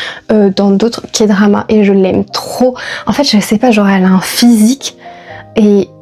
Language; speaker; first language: French; native; French